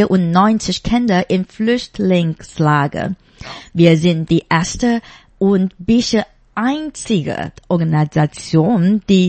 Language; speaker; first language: German; non-native, fluent; Chinese